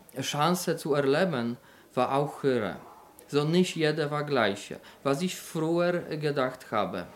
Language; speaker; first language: German; non-native, learner; Polish